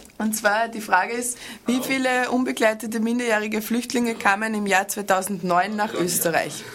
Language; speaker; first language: German; native; German